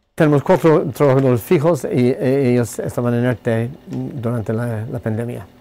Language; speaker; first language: Spanish; non-native, fluent; English